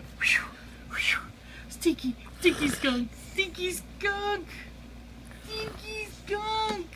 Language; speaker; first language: English; native; English